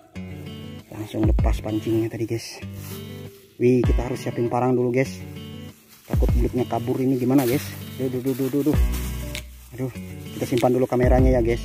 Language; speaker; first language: Indonesian; native; Indonesian